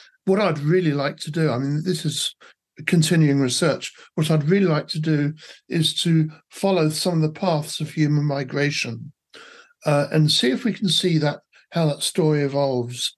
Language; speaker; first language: English; native; English